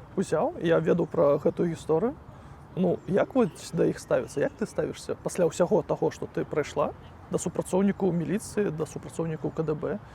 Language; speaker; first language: Belarusian; native; Belarusian